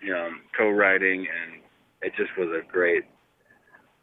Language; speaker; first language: English; native; English